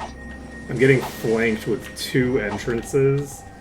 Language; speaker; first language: English; native; English